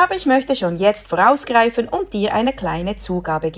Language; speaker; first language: German; native; German